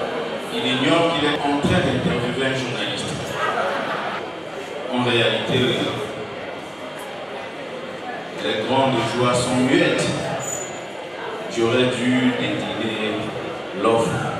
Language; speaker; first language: French; non-native, local second language; Lingala